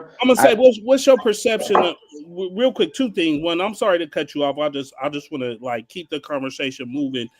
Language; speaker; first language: English; native; English